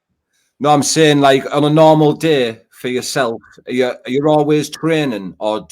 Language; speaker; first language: English; native; English